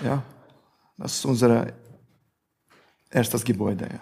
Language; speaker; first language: German; non-native, fluent; Russian